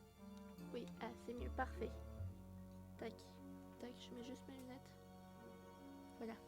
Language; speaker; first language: French; native; French